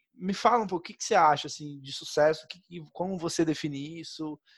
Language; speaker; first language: Portuguese; native; Portuguese